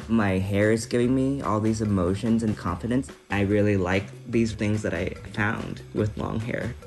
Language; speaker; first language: English; early bilingual, other home language; Vietnamese